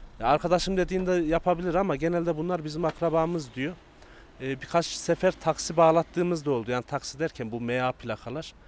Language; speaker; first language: Turkish; native; Turkish